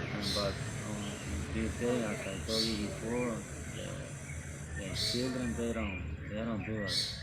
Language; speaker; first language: English; non-native, learner; Spanish